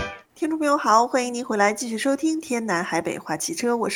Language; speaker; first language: Chinese; native; Chinese